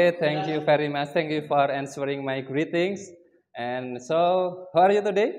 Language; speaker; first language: English; non-native, learner; Indonesian